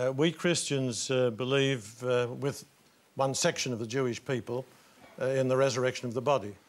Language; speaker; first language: English; native; English